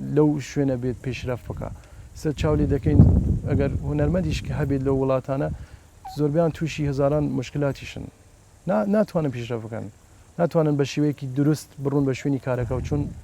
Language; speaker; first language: Central Kurdish; non-native, local second language; Southern Kurdish